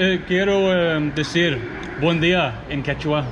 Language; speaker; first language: Spanish; non-native, learner; English